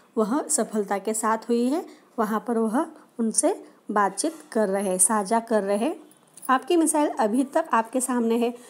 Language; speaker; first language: Hindi; non-native, local second language; Marathi